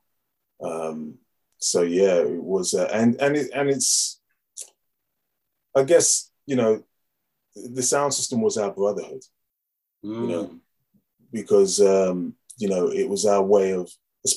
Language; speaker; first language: English; native; English